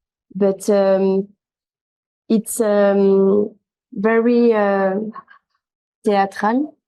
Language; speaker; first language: English; non-native, learner; French